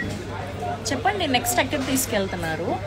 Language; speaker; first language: Telugu; native; Telugu